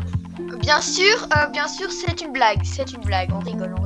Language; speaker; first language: French; native; French